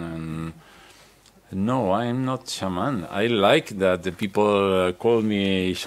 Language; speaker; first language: English; non-native, learner; Spanish